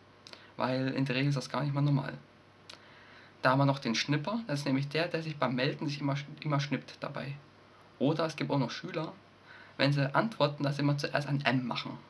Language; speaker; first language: German; native; German